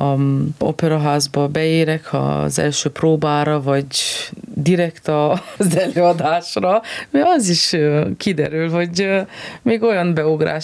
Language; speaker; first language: Hungarian; non-native, local second language; Romanian